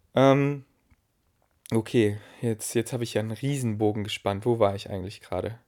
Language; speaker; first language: German; native; German